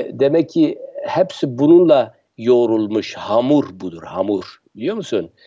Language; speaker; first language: Turkish; non-native, local second language; Kurdish